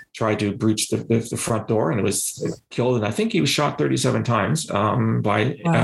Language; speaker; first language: English; native; English